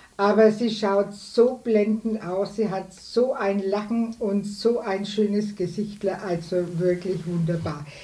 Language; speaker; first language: German; native; German